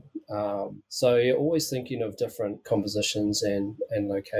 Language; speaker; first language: English; native; English